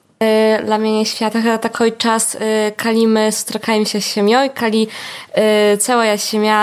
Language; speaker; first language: Polish; non-native, local second language; Belarusian